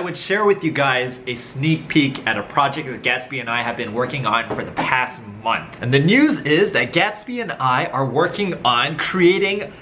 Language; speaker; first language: English; native; English